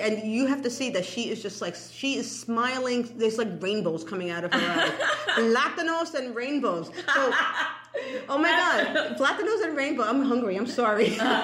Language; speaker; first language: English; native; English